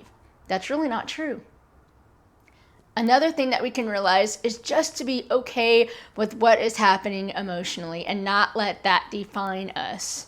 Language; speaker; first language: English; native; English